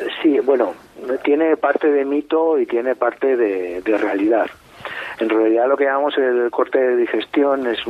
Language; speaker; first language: Spanish; native; Spanish